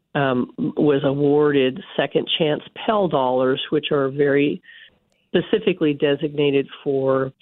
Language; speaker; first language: English; native; English